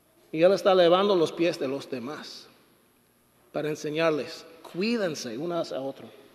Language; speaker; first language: Spanish; non-native, fluent; English